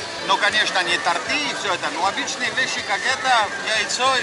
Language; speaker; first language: Russian; non-native, fluent; English